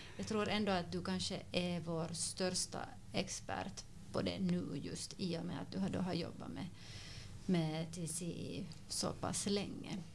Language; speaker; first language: Swedish; native; Swedish